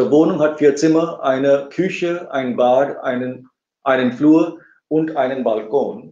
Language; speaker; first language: German; non-native, fluent; Marathi